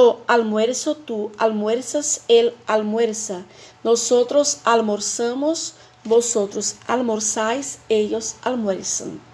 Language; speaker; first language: Spanish; non-native, fluent; Portuguese